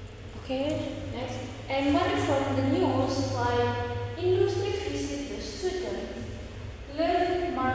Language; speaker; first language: English; non-native, learner; Indonesian